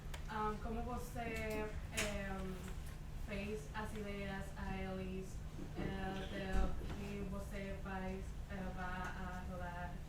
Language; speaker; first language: Portuguese; non-native, learner; Spanish